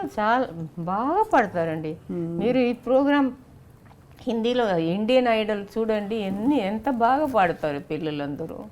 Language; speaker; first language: Telugu; non-native, local second language; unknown